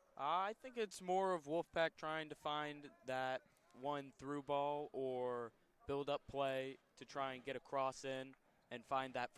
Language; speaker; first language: English; native; English